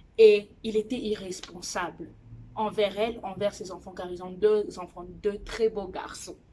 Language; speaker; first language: French; non-native, local second language; Lingala